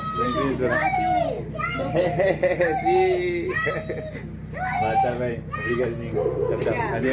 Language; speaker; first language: Portuguese; non-native, learner; French